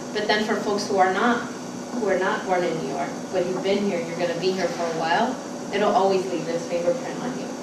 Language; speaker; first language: English; native; English